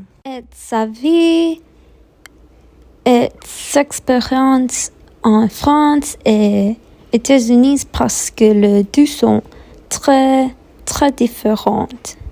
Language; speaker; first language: French; non-native, learner; English